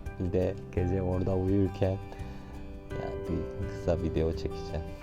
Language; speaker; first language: Turkish; non-native, learner; Korean